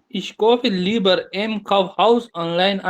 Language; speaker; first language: German; non-native, learner; Urdu